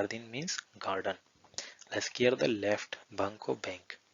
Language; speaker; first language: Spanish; non-native, fluent; Hindi